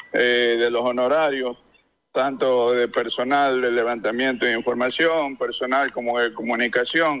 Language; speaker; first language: Spanish; native; Spanish